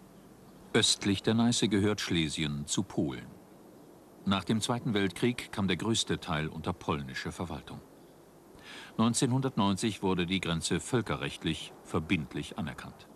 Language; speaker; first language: German; native; German